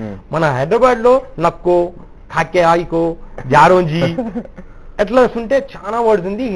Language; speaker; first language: Telugu; non-native, local second language; Urdu